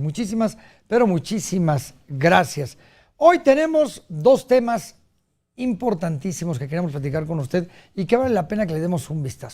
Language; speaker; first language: Spanish; native; Spanish